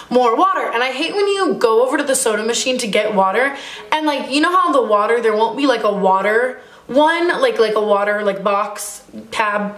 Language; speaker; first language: English; native; English